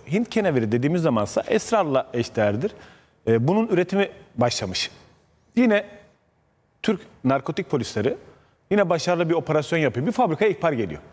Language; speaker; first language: Turkish; native; Turkish